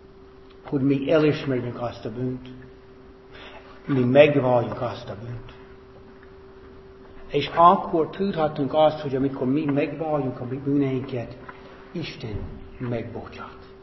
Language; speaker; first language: Hungarian; non-native, fluent; English